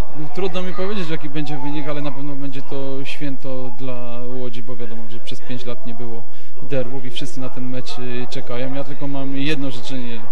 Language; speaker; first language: Polish; native; Polish